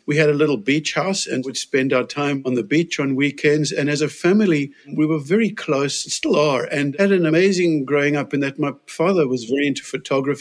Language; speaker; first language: English; native; English